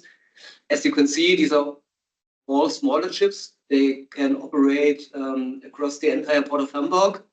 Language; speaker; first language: English; non-native, fluent; German